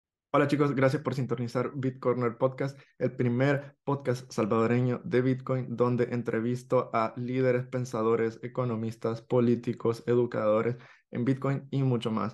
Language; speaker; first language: Spanish; native; Spanish